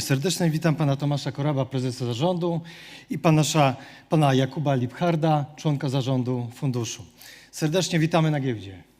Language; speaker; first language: Polish; native; Polish